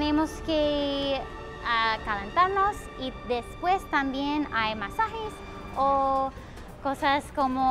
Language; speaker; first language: Spanish; non-native, fluent; English